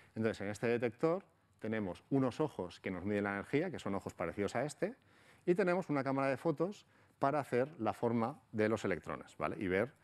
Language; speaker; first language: Spanish; native; Spanish